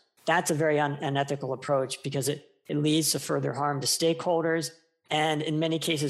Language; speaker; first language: English; native; English